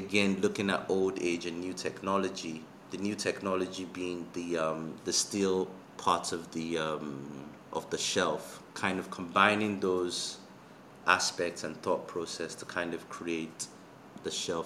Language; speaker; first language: English; non-native, local second language; Yoruba